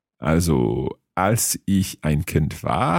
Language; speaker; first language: German; non-native, learner; English